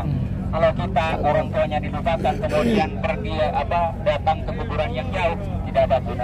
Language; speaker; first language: Indonesian; native; Indonesian